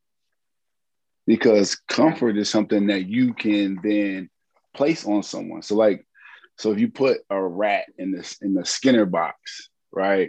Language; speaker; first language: English; native; English